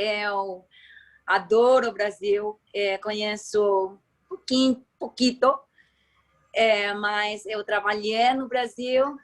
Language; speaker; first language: Portuguese; non-native, learner; Spanish